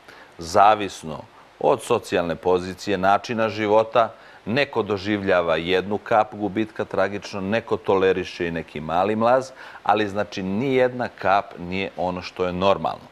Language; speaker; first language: Croatian; native; Croatian